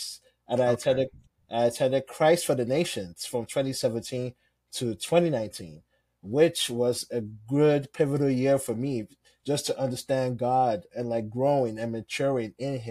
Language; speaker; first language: English; non-native, local second language; Yoruba